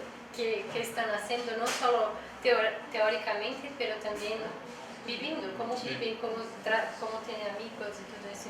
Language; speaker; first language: Spanish; non-native, learner; Portuguese